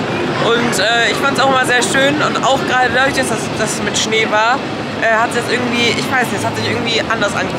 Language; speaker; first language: German; native; German